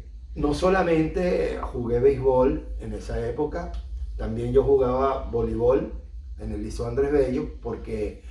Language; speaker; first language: Spanish; native; Spanish